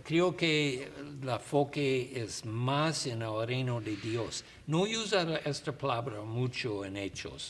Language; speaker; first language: Spanish; non-native, learner; English